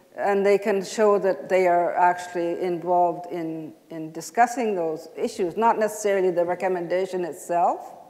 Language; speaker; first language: English; native; English